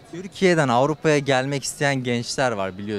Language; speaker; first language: Turkish; native; Turkish